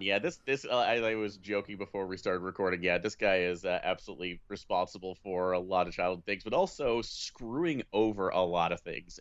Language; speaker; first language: English; native; English